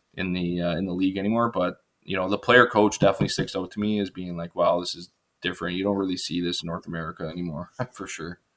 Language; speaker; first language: English; native; English